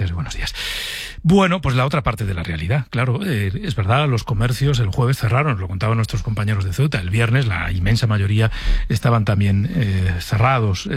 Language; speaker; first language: Spanish; native; Spanish